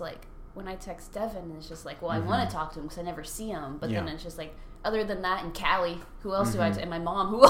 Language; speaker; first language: English; native; English